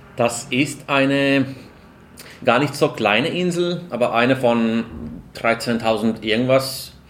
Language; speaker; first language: German; non-native, fluent; Finnish